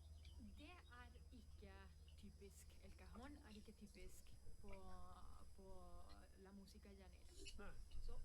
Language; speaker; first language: Norwegian; non-native, fluent; Spanish